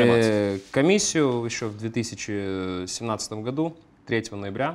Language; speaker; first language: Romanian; non-native, local second language; Russian